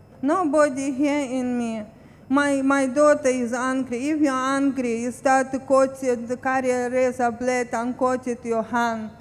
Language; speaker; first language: English; non-native, learner; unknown